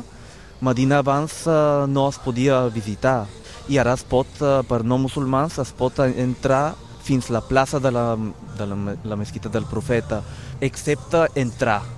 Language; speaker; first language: Catalan; non-native, fluent; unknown